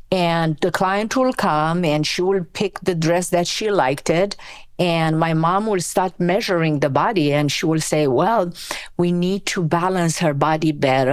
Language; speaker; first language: English; non-native, fluent; Romanian